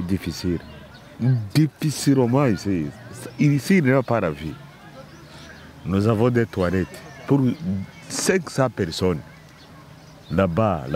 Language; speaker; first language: French; non-native, local second language; Kinyarwanda